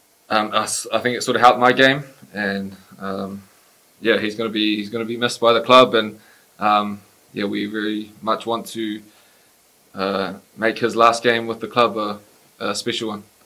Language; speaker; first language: English; native; English